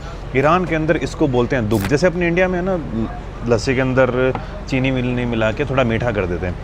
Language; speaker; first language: Hindi; native; Hindi